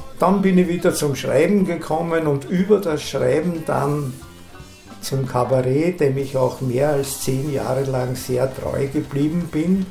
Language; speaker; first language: German; native; German